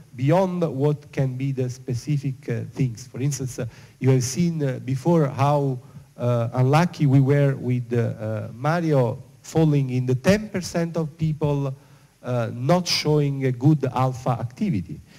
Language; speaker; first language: English; non-native, fluent; Italian